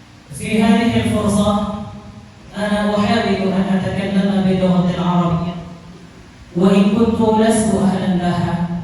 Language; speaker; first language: Arabic; non-native, fluent; Achinese